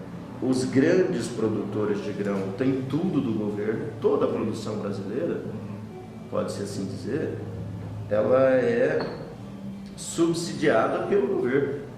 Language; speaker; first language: Portuguese; native; Portuguese